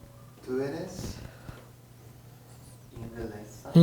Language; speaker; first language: Spanish; non-native, learner; Korean